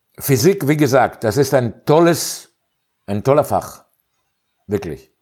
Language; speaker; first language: German; non-native, fluent; Greek